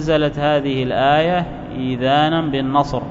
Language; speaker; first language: Arabic; native; Arabic